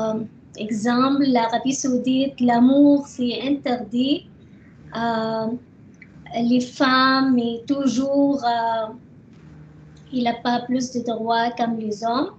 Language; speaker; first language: French; non-native, learner; Arabic